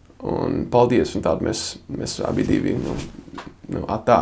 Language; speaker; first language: Latvian; non-native, fluent; English